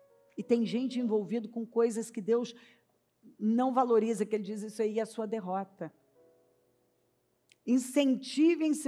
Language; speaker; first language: Portuguese; native; Portuguese